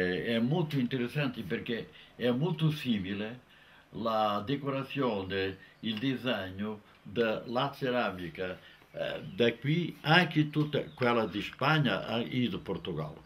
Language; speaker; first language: Italian; non-native, fluent; Portuguese